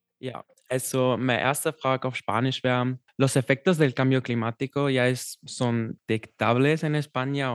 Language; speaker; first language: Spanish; non-native, learner; German